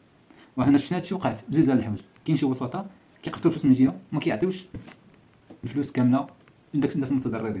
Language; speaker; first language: Arabic; native; Arabic